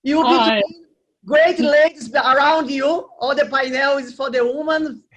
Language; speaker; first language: English; non-native, learner; Portuguese